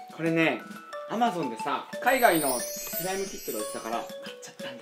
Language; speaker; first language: Japanese; native; Japanese